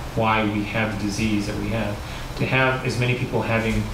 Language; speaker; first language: English; native; English